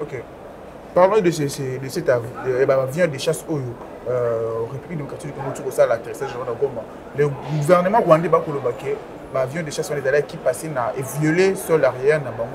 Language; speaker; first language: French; non-native, local second language; Lingala